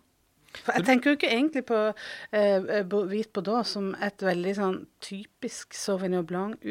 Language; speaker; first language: Norwegian; native; Norwegian